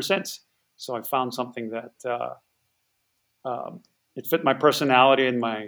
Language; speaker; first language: English; native; English